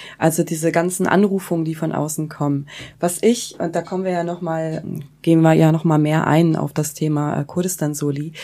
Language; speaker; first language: German; early bilingual, other home language; Kurdish